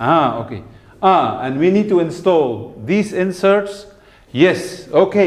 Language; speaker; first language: English; non-native, fluent; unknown